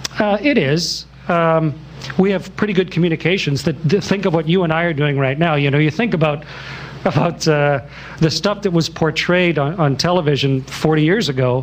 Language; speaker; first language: English; native; English